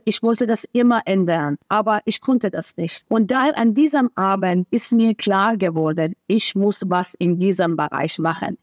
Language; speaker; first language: German; non-native, fluent; Persian